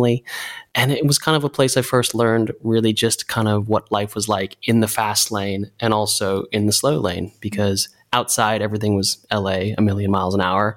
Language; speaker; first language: English; native; English